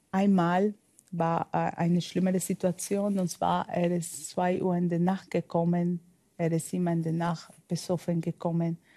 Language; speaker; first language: German; non-native, learner; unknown